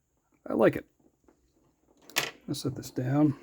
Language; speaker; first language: English; native; English